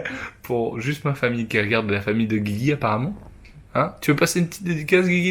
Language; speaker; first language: French; native; French